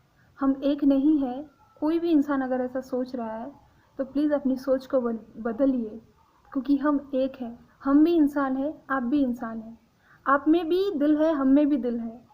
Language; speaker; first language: Hindi; non-native, local second language; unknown